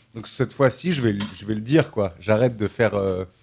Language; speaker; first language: French; native; French